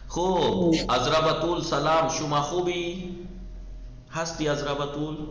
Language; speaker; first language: Persian; non-native, fluent; Urdu